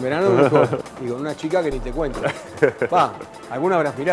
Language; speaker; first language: Spanish; native; Spanish